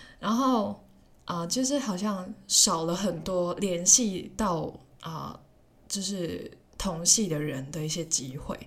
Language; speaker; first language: Chinese; non-native, local second language; Cantonese